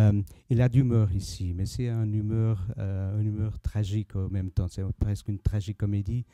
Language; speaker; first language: French; non-native, learner; Portuguese